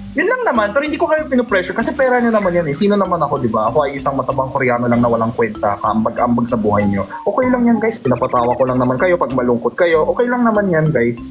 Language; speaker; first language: Filipino; non-native, fluent; Korean